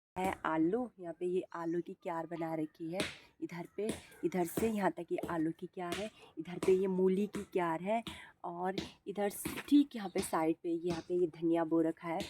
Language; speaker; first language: Hindi; non-native, local second language; Garhwali